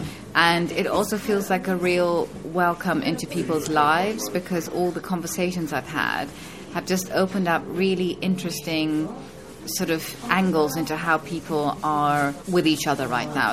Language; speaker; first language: English; native; English